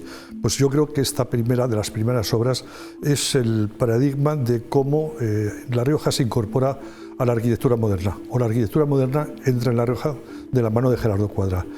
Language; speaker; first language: Spanish; native; Spanish